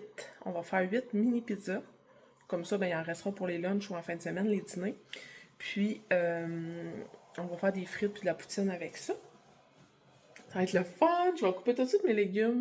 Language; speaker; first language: French; native; French